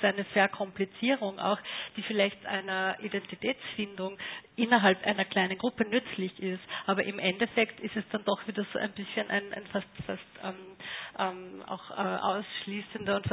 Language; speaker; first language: German; native; German